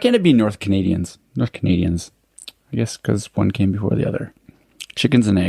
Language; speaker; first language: English; native; English